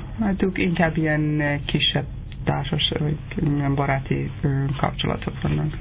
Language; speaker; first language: Hungarian; non-native, fluent; Persian